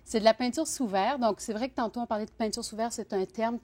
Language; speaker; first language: French; native; French